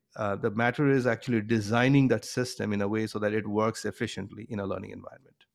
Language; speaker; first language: English; non-native, local second language; Bangla